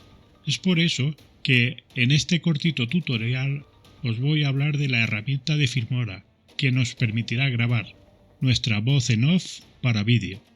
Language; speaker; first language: Spanish; native; Spanish